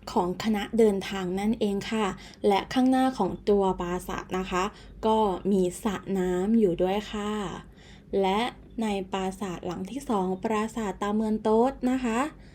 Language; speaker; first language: Thai; native; Thai